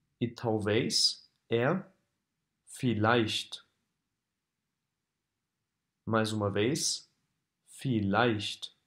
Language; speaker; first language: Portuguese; non-native, fluent; German